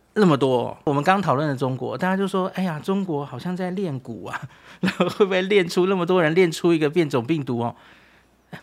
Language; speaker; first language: Chinese; native; Chinese